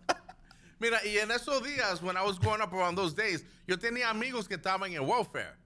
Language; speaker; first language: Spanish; early bilingual, heritage; Spanish